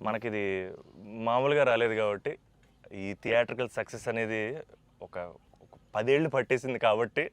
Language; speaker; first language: Telugu; native; Telugu